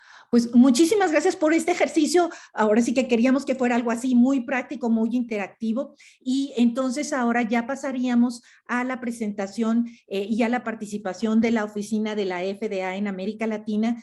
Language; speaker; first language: Spanish; native; Spanish